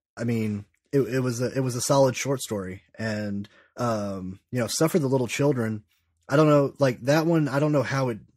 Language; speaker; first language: English; native; English